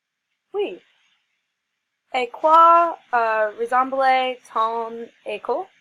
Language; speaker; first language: French; non-native, learner; English